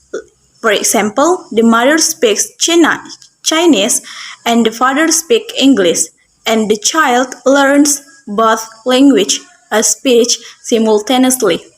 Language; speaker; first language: English; non-native, learner; Indonesian